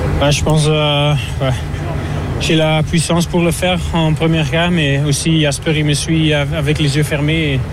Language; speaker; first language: French; non-native, fluent; Dutch